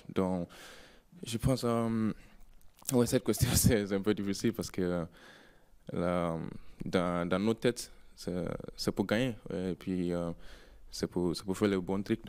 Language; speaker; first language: French; non-native, learner; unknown